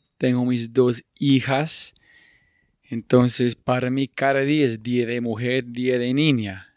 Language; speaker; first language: Spanish; non-native, fluent; English